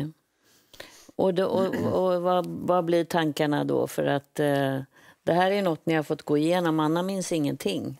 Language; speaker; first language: Swedish; native; Swedish